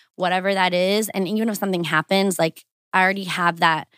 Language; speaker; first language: English; early bilingual, other home language; Portuguese